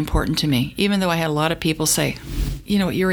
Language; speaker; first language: English; native; English